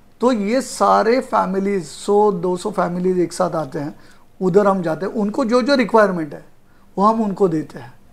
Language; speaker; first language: Hindi; non-native, local second language; Marathi